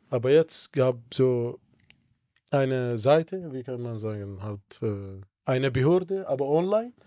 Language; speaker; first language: German; non-native, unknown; Arabic